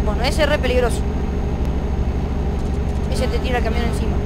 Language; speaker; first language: Spanish; native; Spanish